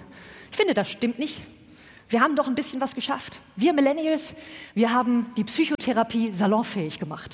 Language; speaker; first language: German; native; German